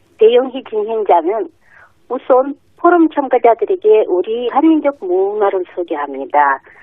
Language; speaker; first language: Korean; early bilingual, heritage; Korean